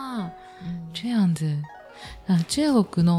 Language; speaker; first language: Chinese; non-native, learner; Japanese